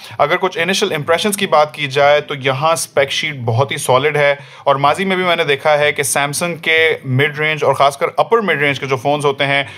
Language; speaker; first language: Urdu; native; Urdu